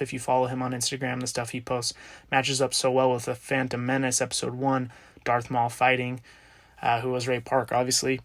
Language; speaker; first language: English; native; English